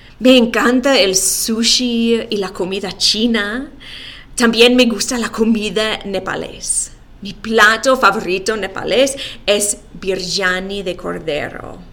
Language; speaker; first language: Spanish; non-native, fluent; English